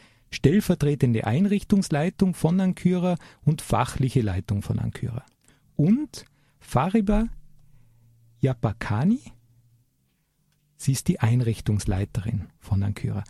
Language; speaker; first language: German; native; German